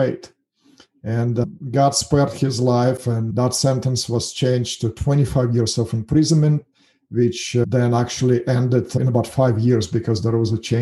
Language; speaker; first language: English; non-native, fluent; Russian